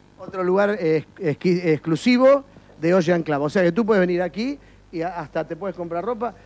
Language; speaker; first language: Spanish; native; Spanish